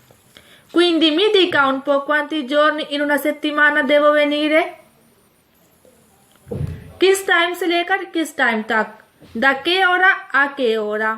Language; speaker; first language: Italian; non-native, fluent; Urdu